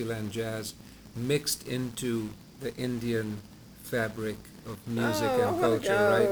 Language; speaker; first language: English; non-native, local second language; Punjabi